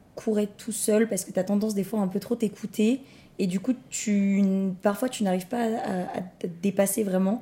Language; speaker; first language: French; native; French